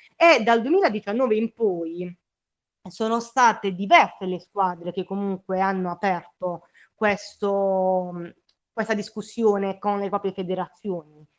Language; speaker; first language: Italian; native; Italian